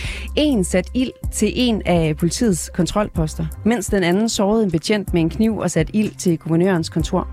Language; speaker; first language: Danish; native; Danish